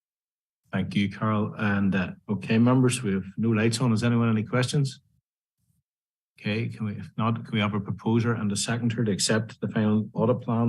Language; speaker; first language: English; native; English